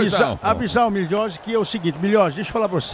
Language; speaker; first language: Portuguese; native; Portuguese